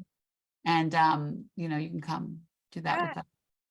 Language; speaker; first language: English; native; English